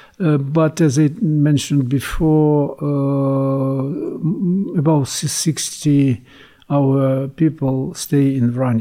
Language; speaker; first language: English; non-native, learner; Ukrainian